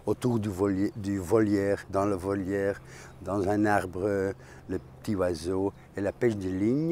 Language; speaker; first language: French; non-native, fluent; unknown